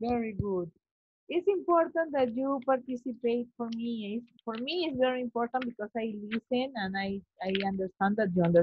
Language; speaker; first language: English; non-native, learner; Spanish